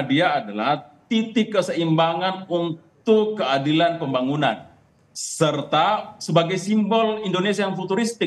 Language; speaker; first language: Indonesian; native; Indonesian